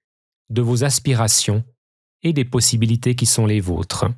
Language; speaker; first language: French; native; French